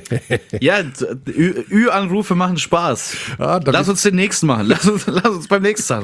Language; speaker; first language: German; native; German